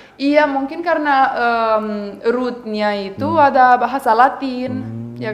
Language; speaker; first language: Indonesian; non-native, fluent; Romanian